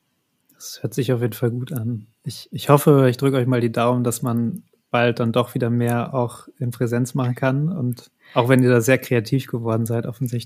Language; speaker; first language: German; native; German